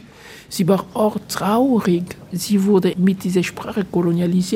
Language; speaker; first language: German; non-native, fluent; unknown